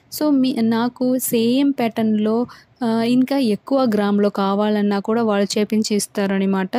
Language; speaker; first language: Telugu; non-native, local second language; Tamil